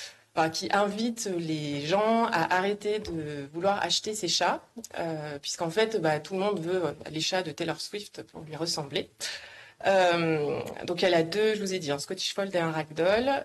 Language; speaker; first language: French; native; French